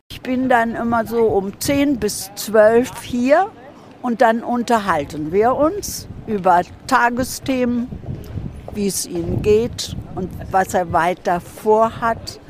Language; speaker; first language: German; native; German